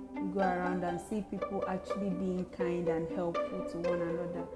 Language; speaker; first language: English; non-native, local second language; Igbo